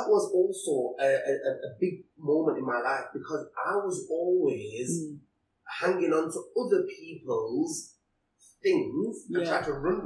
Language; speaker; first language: English; early bilingual, other home language; Cantonese